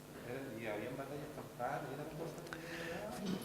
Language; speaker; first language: Spanish; native; Spanish